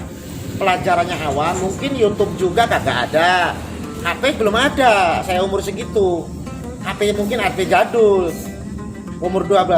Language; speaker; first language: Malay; non-native, local second language; Javanese